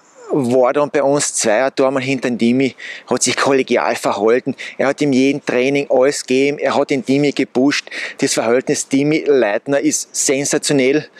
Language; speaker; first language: German; native; German